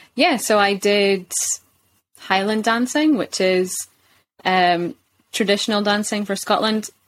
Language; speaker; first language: English; native; English